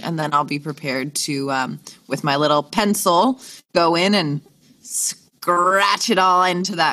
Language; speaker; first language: English; native; English